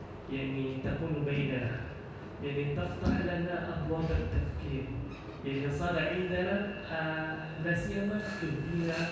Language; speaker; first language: Arabic; non-native, fluent; Indonesian